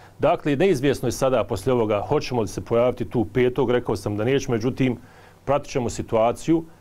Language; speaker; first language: Bosnian; native; Bosnian